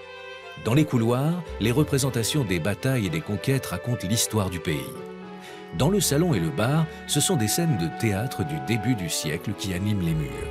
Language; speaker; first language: French; native; French